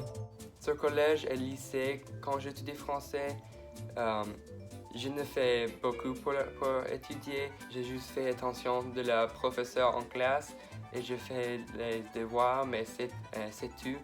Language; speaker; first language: French; non-native, learner; English